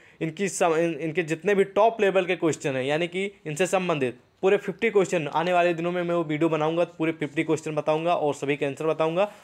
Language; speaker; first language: Hindi; native; Hindi